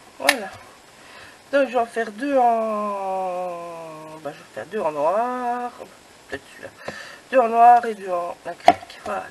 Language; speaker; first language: French; native; French